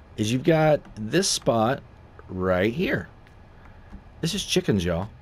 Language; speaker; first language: English; native; English